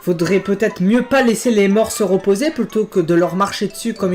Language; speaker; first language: French; native; French